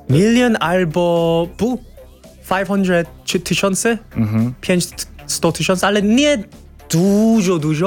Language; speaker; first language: Polish; non-native, learner; Korean